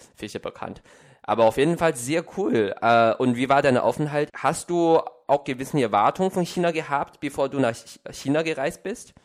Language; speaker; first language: German; non-native, fluent; Chinese